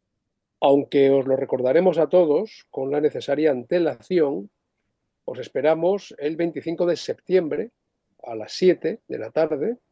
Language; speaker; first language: Spanish; native; Spanish